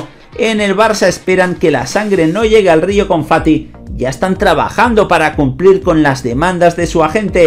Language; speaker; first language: Spanish; native; Spanish